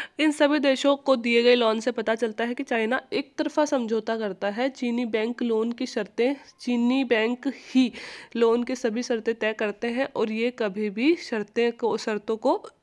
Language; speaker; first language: Hindi; native; Hindi